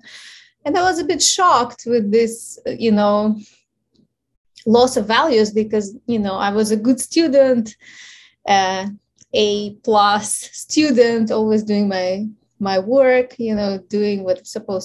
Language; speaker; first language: English; non-native, fluent; Ukrainian